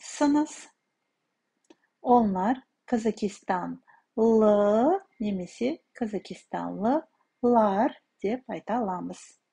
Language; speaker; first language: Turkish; non-native, fluent; Kazakh